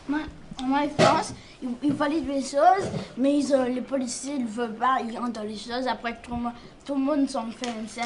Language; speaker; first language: French; non-native, learner; Arabic